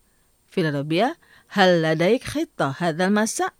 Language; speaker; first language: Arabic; non-native, learner; Indonesian